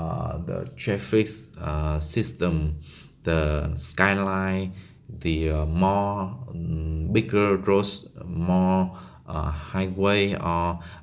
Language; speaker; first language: English; non-native, learner; Vietnamese